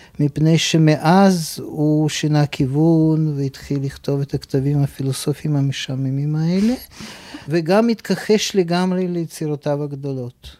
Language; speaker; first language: Hebrew; non-native, fluent; Russian